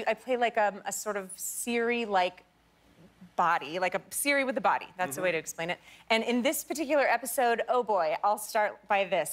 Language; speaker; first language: English; native; English